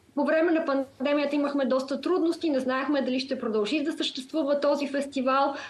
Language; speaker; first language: Bulgarian; native; Bulgarian